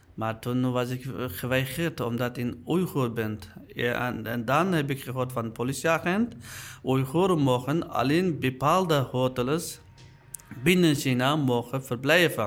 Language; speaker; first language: Dutch; non-native, learner; Uyghur